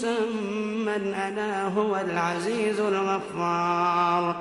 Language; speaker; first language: Arabic; native; Arabic